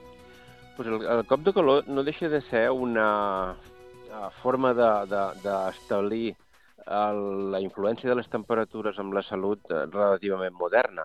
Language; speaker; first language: Catalan; native; Catalan